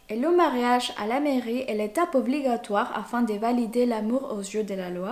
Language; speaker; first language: French; non-native, fluent; Spanish